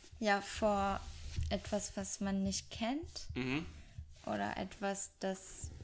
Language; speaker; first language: German; non-native, fluent; French